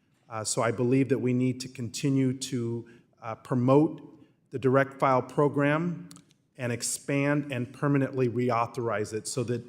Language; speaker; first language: English; native; English